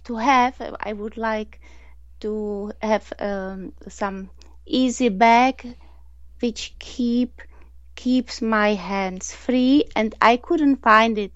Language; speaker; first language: English; non-native, learner; Czech